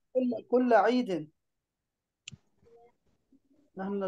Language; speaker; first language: Arabic; non-native, fluent; Urdu